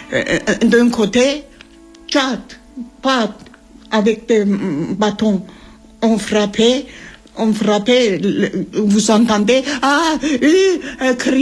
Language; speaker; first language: French; early bilingual, other home language; Armenian